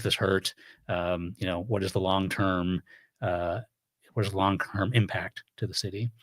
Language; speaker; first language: English; native; English